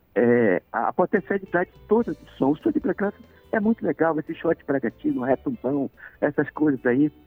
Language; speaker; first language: Portuguese; native; Portuguese